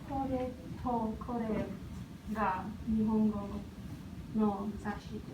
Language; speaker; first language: Japanese; non-native, learner; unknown